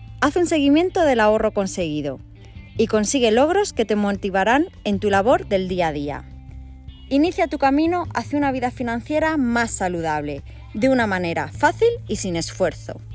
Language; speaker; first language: Spanish; native; Spanish